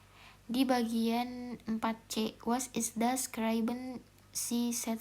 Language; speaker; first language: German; non-native, learner; Indonesian